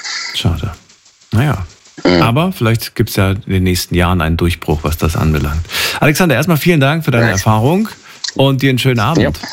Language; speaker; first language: German; native; German